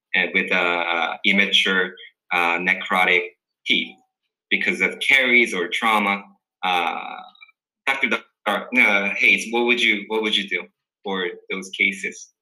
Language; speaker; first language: English; early bilingual, other home language; Korean